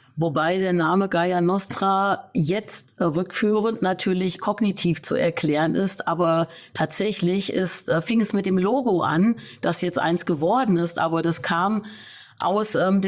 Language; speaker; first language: German; native; German